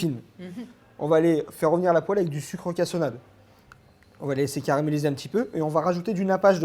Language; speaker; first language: French; native; French